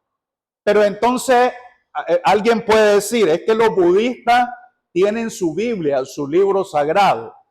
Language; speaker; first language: Spanish; native; Spanish